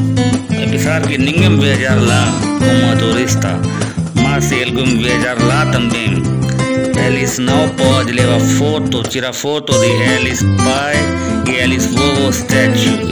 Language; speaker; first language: Portuguese; non-native, learner; Hindi